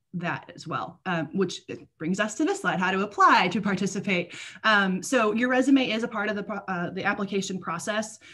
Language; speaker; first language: English; native; English